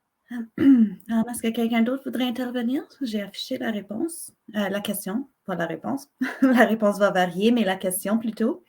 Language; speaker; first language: French; native; French